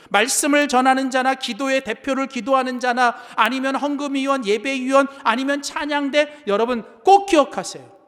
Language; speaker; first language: Korean; native; Korean